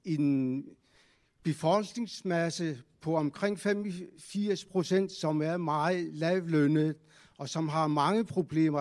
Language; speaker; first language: Danish; non-native, local second language; Kalaallisut